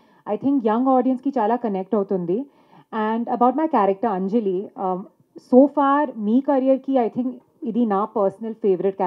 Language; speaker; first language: Telugu; non-native, local second language; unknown